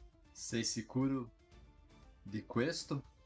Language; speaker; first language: Italian; non-native, learner; Portuguese